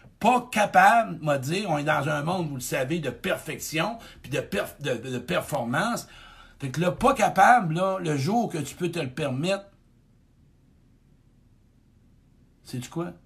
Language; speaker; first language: French; native; French